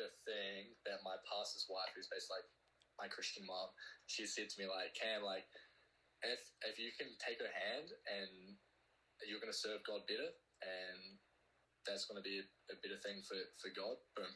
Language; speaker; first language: English; native; English